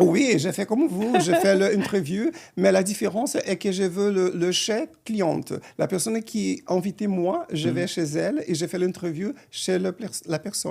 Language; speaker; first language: French; non-native, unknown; Portuguese